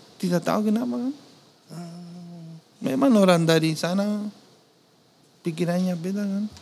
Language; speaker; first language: Indonesian; non-native, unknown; Spanish